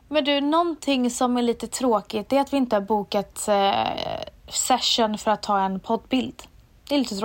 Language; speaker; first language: Swedish; native; Swedish